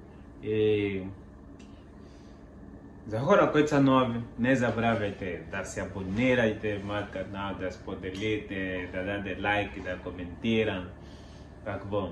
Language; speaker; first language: Bulgarian; non-native, learner; Portuguese